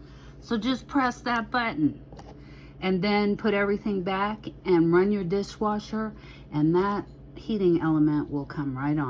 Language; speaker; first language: English; native; English